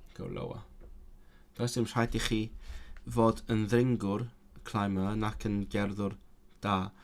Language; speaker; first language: Welsh; non-native, learner; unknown